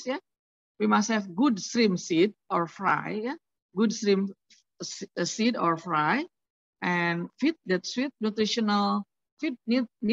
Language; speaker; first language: English; non-native, learner; Indonesian